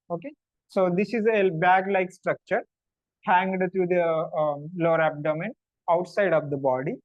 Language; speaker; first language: English; non-native, local second language; Telugu